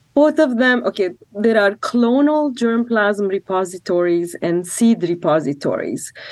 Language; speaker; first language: English; non-native, fluent; Arabic